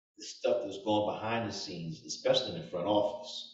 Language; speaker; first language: English; native; English